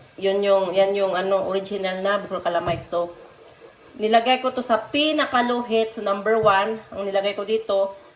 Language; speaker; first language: Filipino; non-native, local second language; Cebuano